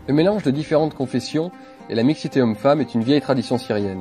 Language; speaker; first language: French; native; French